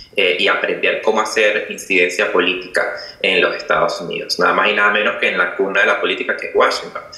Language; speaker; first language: Spanish; native; Spanish